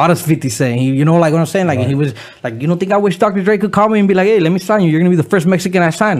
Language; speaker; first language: English; early bilingual, other home language; Spanish